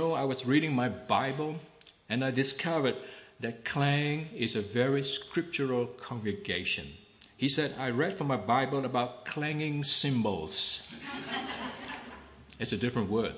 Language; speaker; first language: English; non-native, local second language; Min Nan Chinese